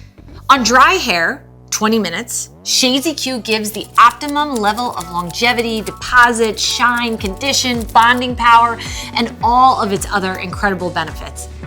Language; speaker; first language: English; native; English